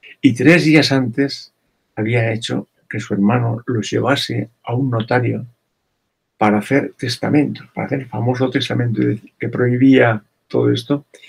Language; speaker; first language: Spanish; native; Spanish